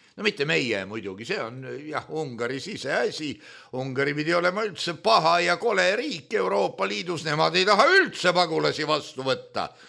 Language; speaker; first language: Estonian; native; Estonian